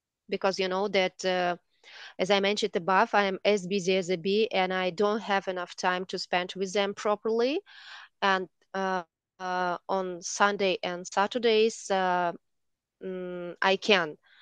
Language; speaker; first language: English; non-native, learner; Russian